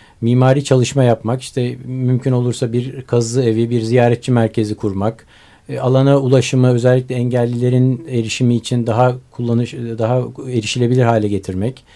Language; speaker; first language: Turkish; native; Turkish